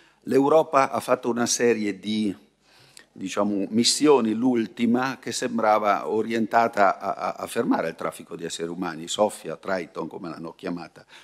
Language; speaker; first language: Italian; native; Italian